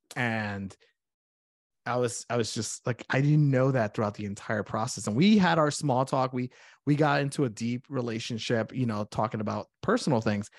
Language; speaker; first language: English; native; English